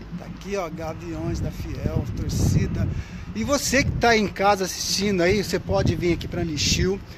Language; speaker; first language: Portuguese; native; Portuguese